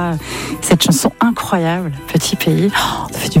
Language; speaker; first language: French; native; French